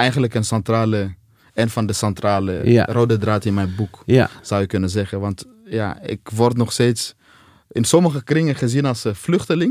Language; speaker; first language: Dutch; non-native, fluent; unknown